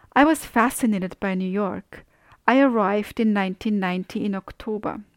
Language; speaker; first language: English; non-native, fluent; German